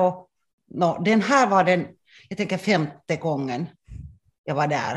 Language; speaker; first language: Swedish; non-native, local second language; Finnish